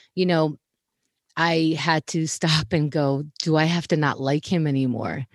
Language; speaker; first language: English; native; English